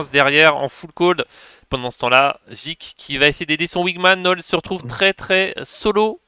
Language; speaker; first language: French; native; French